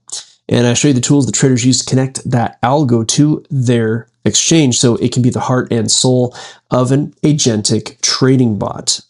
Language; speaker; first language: English; native; English